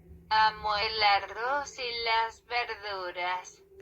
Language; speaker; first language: Spanish; non-native, learner; Haitian Creole